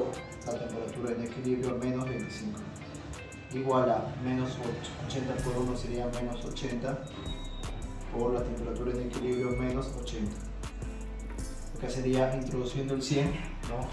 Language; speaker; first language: Spanish; native; Spanish